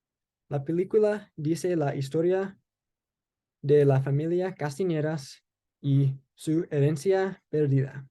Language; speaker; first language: Spanish; non-native, learner; English